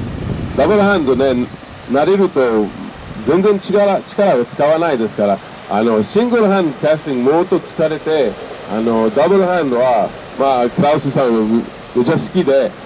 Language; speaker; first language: Japanese; non-native, fluent; French